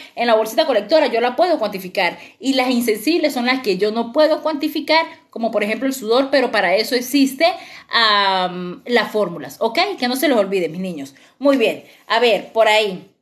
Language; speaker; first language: Spanish; native; Spanish